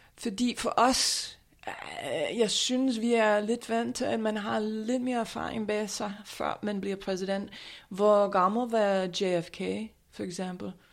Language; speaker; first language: Danish; non-native, fluent; English